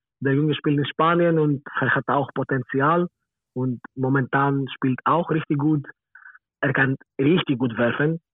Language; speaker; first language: German; non-native, learner; Greek